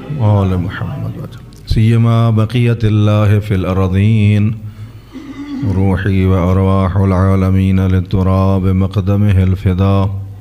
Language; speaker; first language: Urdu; non-native, local second language; Saraiki